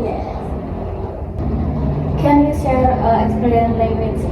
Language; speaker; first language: English; non-native, learner; Indonesian